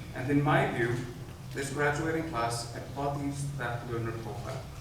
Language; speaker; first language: English; non-native, fluent; Icelandic